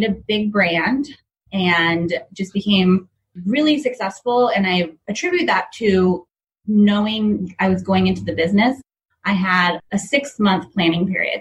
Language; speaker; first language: English; native; English